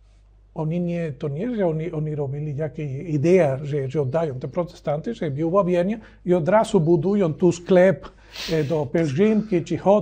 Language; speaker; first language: Polish; non-native, learner; Spanish